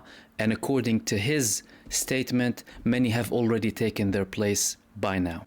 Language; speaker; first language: English; non-native, fluent; Arabic